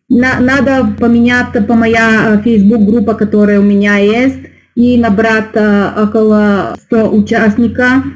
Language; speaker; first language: Russian; non-native, learner; Bulgarian